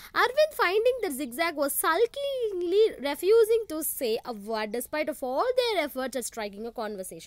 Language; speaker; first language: English; non-native, local second language; Tamil